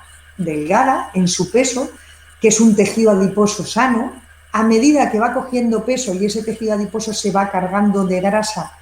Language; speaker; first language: Spanish; native; Spanish